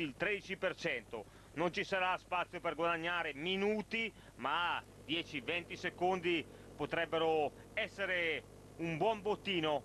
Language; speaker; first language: Italian; native; Italian